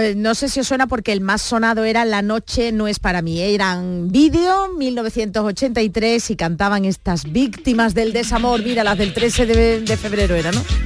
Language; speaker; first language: Spanish; native; Spanish